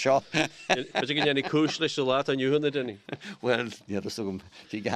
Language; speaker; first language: Irish; native; Irish